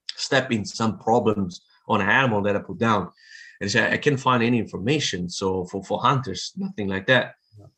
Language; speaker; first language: English; non-native, fluent; Italian